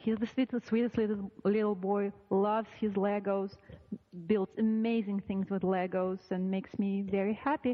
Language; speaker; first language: English; non-native, fluent; Russian